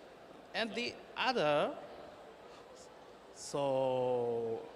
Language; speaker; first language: English; non-native, learner; Japanese